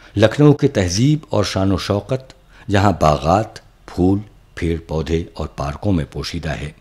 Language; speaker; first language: Urdu; native; Urdu